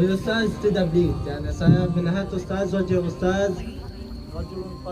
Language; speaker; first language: Indonesian; non-native, learner; Arabic